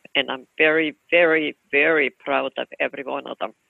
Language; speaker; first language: English; non-native, fluent; Icelandic